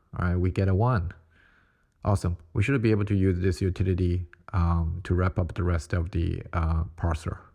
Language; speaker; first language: English; non-native, fluent; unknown